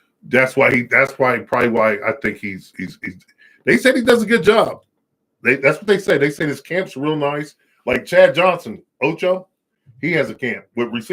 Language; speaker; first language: English; native; English